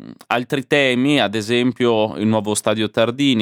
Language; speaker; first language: Italian; native; Italian